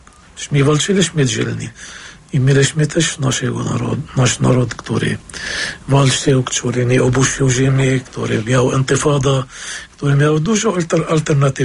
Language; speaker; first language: Polish; non-native, fluent; Arabic